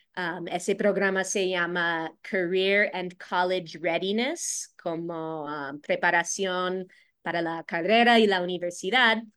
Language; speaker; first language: Spanish; non-native, fluent; English